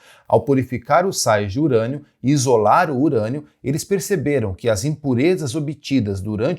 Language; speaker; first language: Portuguese; native; Portuguese